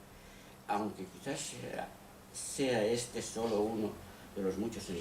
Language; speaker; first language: Spanish; native; Spanish